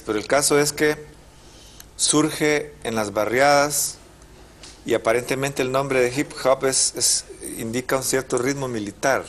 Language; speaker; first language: Spanish; native; Spanish